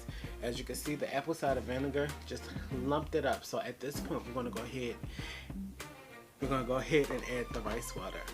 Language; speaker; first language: English; native; English